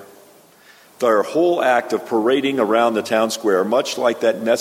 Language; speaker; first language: English; native; English